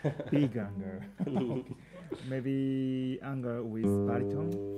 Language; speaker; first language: English; non-native, learner; Japanese